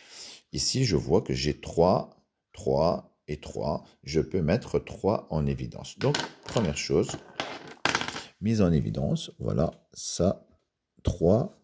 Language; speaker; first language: French; native; French